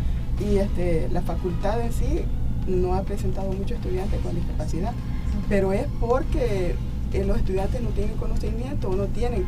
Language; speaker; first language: Spanish; native; Spanish